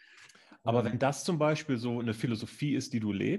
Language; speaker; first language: German; native; German